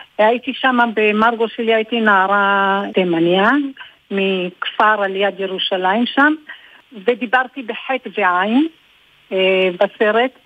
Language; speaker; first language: Hebrew; early bilingual, other home language; Bulgarian